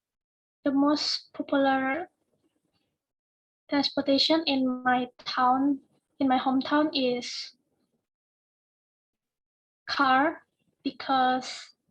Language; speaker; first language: English; non-native, learner; Indonesian